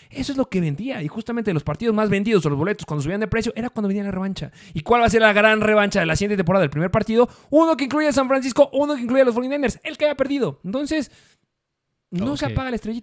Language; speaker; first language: Spanish; native; Spanish